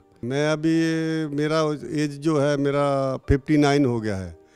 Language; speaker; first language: Hindi; non-native, local second language; Malayalam